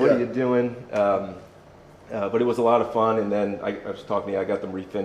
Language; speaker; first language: English; native; English